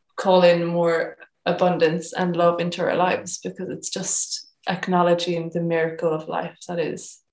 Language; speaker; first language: English; native; English